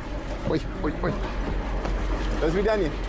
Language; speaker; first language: Russian; non-native, learner; English